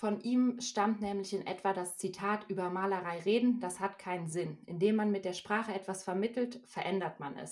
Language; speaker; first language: German; native; German